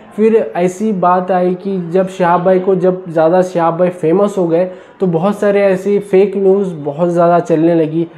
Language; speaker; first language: Hindi; non-native, local second language; Urdu